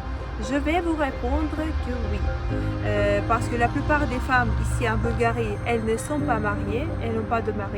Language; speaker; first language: French; non-native, fluent; Russian